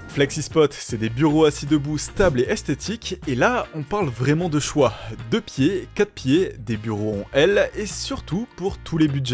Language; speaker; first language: French; native; French